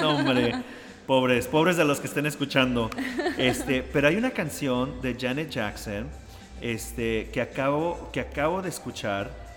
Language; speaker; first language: Spanish; early bilingual, heritage; Spanish